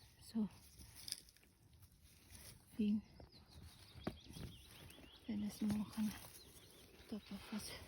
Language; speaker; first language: Swedish; non-native, learner; Thai